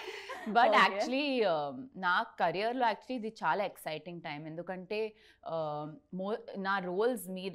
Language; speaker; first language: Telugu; non-native, learner; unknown